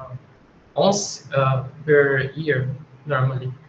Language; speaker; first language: English; non-native, learner; Portuguese